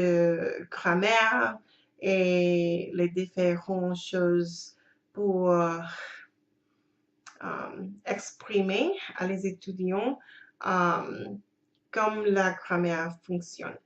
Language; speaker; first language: French; non-native, learner; English